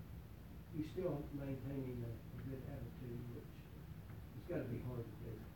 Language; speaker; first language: English; native; English